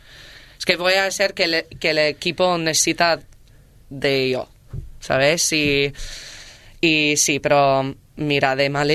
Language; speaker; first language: Spanish; non-native, learner; English